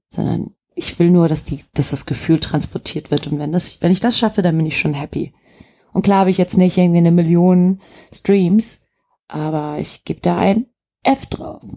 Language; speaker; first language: German; early bilingual, other home language; Turkish